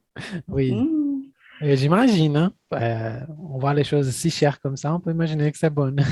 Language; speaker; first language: French; non-native, fluent; Portuguese